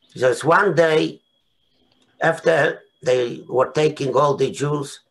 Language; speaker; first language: English; non-native, fluent; Polish